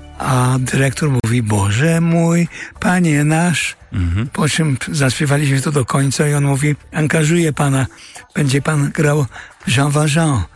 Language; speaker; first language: Polish; early bilingual, heritage; Polish